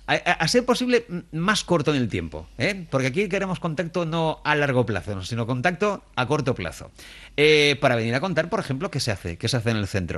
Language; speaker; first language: Spanish; native; Spanish